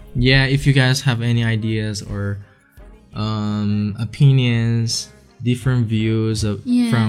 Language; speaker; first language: English; non-native, fluent; Chinese